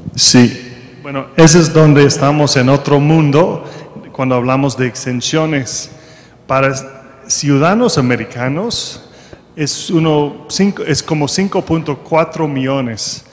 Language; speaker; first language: Spanish; non-native, fluent; English